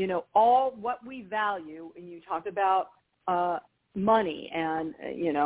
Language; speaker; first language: English; native; English